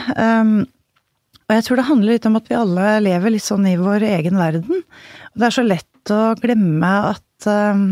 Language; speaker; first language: Norwegian; native; Norwegian